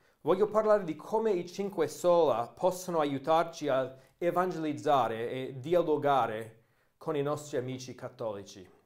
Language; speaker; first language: Italian; non-native, fluent; English